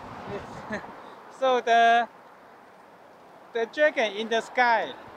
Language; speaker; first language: English; non-native, learner; Chinese